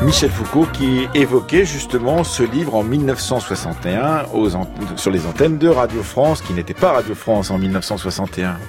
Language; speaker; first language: French; native; French